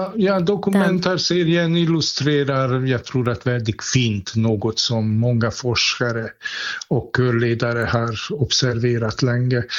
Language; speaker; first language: Swedish; non-native, fluent; Hungarian